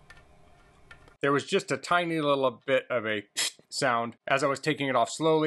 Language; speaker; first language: English; native; English